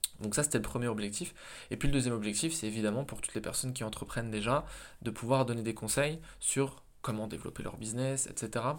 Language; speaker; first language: French; native; French